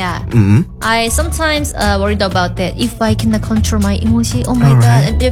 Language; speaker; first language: English; non-native, learner; Korean